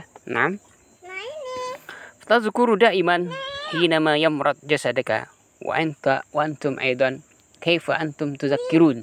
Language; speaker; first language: Arabic; non-native, fluent; Indonesian